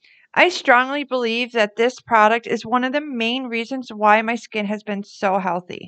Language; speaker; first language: English; native; English